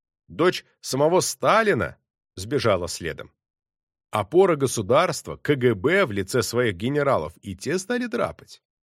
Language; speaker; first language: Russian; native; Russian